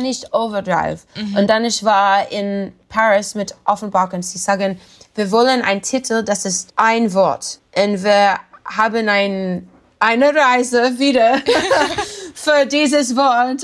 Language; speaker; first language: German; non-native, learner; English